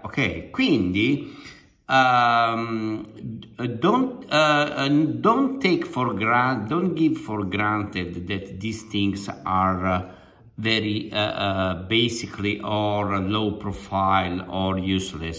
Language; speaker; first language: English; non-native, fluent; Italian